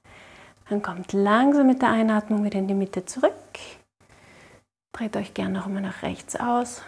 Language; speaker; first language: German; native; German